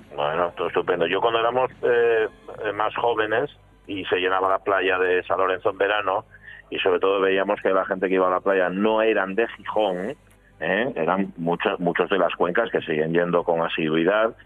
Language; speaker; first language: Spanish; native; Spanish